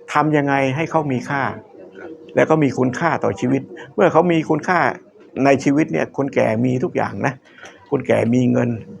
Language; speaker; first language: Thai; native; Thai